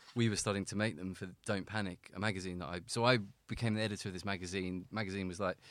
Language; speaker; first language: English; native; English